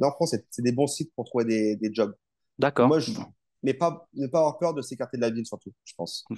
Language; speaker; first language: French; native; French